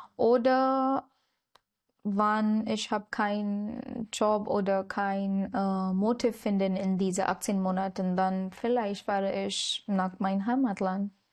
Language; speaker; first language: German; non-native, learner; Marathi